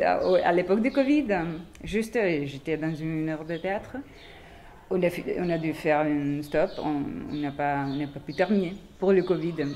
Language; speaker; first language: French; non-native, fluent; Spanish